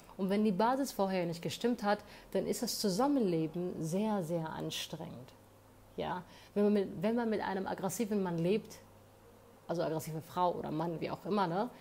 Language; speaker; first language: German; early bilingual, other home language; Somali